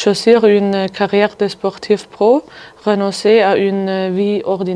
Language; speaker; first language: French; non-native, fluent; German